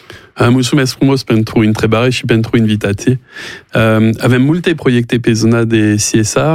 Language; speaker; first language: Romanian; non-native, learner; French